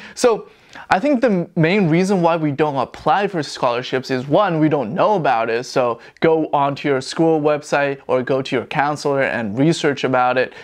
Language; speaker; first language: English; non-native, fluent; Chinese